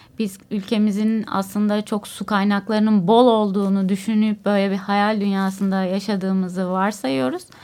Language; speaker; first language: Turkish; native; Turkish